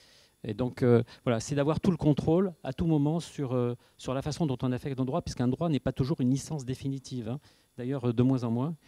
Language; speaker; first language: French; native; French